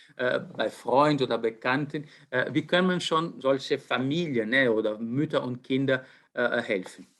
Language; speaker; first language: German; non-native, fluent; Portuguese